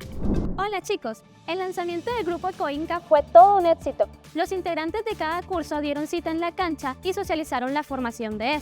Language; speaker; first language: Spanish; native; Spanish